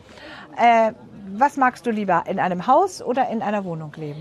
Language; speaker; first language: German; native; German